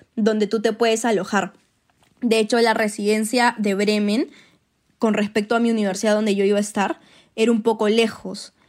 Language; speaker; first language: Spanish; native; Spanish